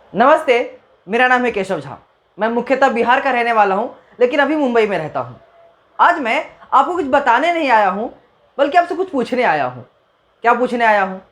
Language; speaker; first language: Hindi; non-native, local second language; Maithili